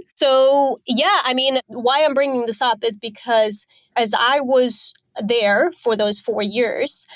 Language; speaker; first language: English; non-native, fluent; Romanian